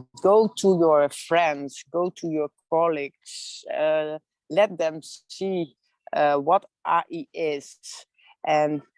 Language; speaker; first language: English; non-native, learner; Dutch